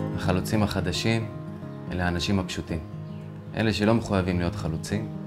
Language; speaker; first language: Hebrew; early bilingual, other home language; Russian